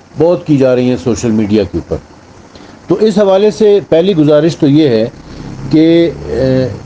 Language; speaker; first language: Urdu; native; Urdu